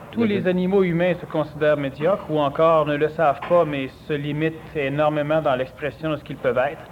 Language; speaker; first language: French; native; French